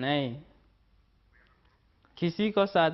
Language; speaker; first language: Hindi; non-native, learner; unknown